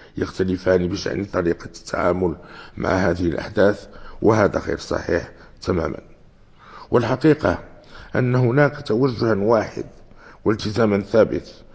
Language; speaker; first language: Arabic; native; Arabic